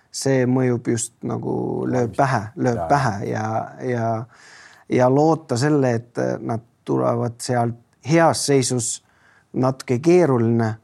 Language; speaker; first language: Estonian; non-native, local second language; Russian